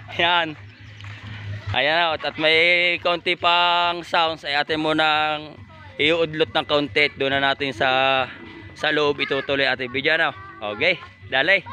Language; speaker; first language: Filipino; native; Filipino